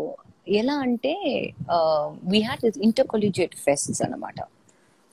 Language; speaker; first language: Telugu; non-native, fluent; Malayalam